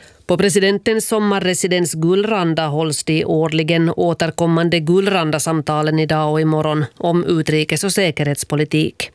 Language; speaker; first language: Swedish; native; Swedish